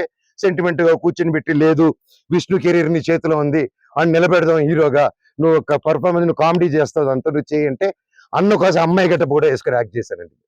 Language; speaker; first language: Telugu; native; Telugu